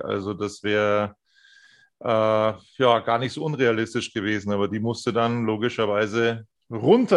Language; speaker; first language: German; native; German